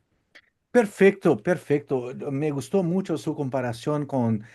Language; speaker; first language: Spanish; non-native, fluent; Portuguese